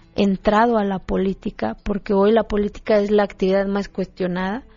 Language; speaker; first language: Spanish; non-native, local second language; Zapotec